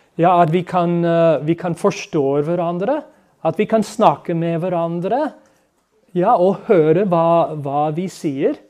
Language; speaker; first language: Norwegian; non-native, fluent; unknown